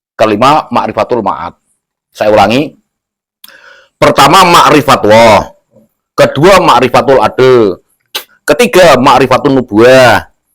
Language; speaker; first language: Indonesian; non-native, local second language; Javanese